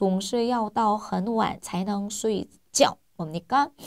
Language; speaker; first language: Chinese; non-native, fluent; Korean